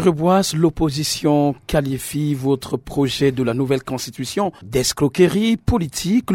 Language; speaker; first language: French; non-native, local second language; Sango